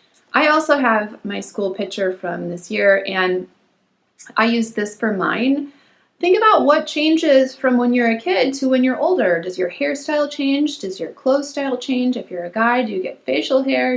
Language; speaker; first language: English; native; English